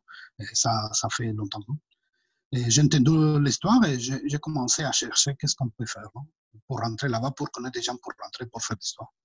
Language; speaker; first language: French; non-native, fluent; Spanish